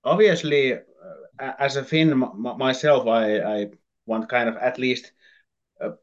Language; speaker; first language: English; non-native, fluent; Finnish